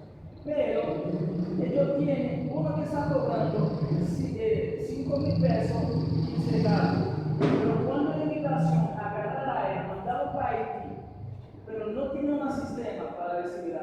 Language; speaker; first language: Spanish; non-native, local second language; Haitian Creole